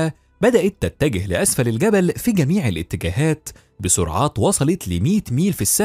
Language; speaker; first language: Arabic; native; Arabic